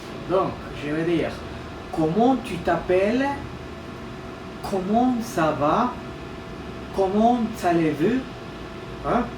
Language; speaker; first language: French; non-native, fluent; Spanish